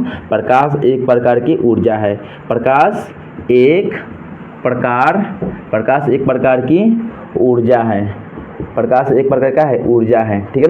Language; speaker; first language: Hindi; native; Hindi